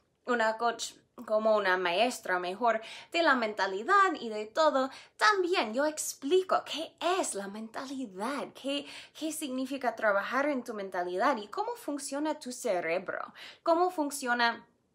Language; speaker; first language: Spanish; non-native, fluent; English